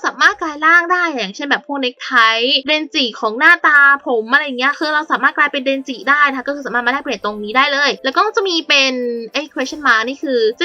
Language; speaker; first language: Thai; native; Thai